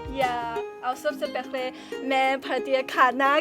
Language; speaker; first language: Hindi; non-native, learner; Chinese